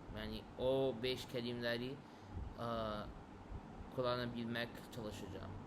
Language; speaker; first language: Turkish; non-native, learner; English